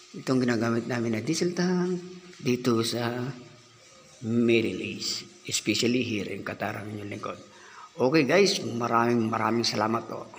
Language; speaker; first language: Filipino; non-native, local second language; Cebuano